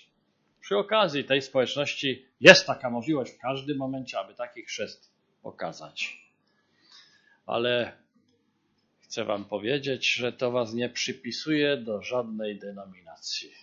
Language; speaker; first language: Polish; native; Polish